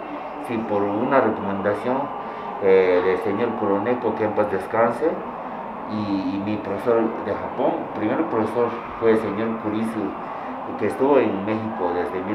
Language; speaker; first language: Spanish; non-native, fluent; Japanese